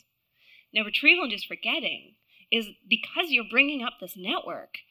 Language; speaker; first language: English; native; English